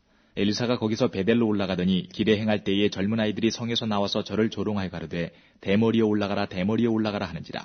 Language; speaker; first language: Korean; native; Korean